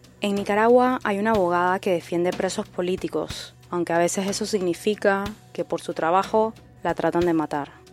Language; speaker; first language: Spanish; native; Spanish